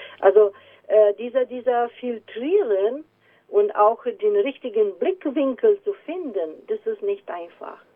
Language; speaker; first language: German; non-native, fluent; Romanian